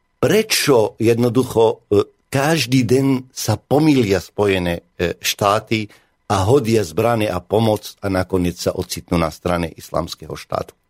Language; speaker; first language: Slovak; non-native, fluent; Arabic